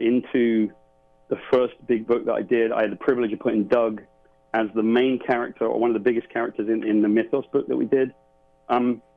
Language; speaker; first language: English; native; English